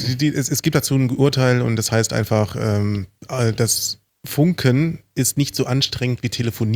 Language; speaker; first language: German; native; German